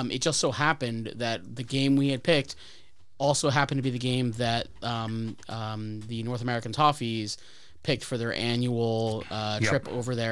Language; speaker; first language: English; native; English